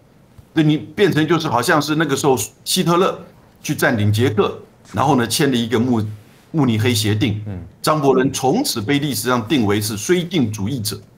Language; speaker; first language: Chinese; native; Chinese